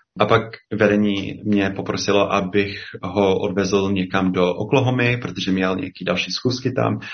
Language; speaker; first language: Czech; non-native, fluent; English